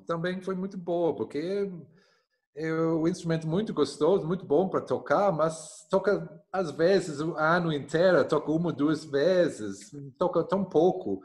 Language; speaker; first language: Portuguese; non-native, learner; English